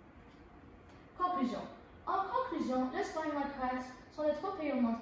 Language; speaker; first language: French; non-native, learner; English